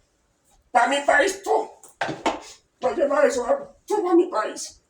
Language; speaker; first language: Spanish; non-native, learner; Haitian Creole